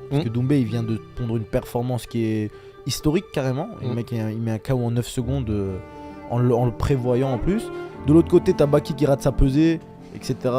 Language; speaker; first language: French; early bilingual, other home language; Chechen